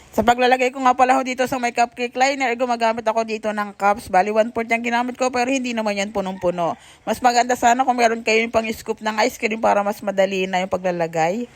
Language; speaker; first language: Filipino; native; Filipino